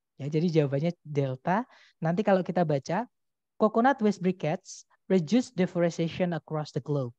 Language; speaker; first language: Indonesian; non-native, local second language; Javanese